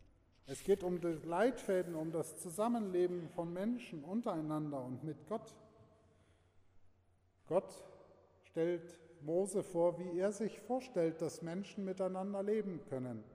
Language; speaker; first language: German; native; German